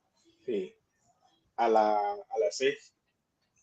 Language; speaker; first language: Spanish; non-native, learner; English